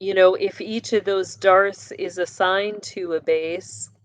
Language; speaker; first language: English; native; English